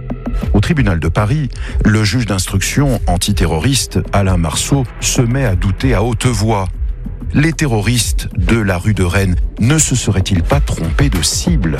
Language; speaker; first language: French; native; French